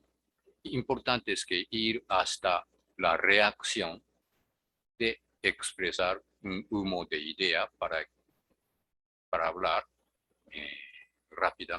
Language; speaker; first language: Spanish; non-native, fluent; Japanese